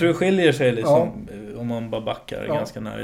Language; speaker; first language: Swedish; native; Swedish